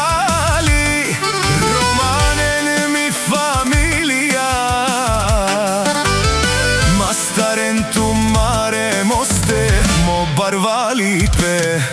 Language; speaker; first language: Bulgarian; non-native, local second language; Romany